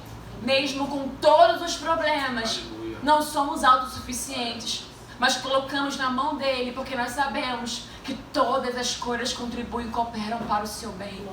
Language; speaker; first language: Portuguese; native; Portuguese